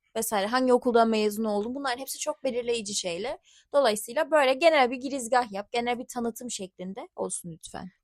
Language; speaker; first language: Turkish; early bilingual, heritage; Turkish